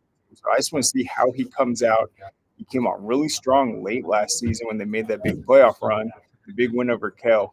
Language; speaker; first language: English; native; English